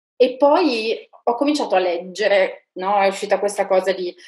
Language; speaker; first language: Italian; native; Italian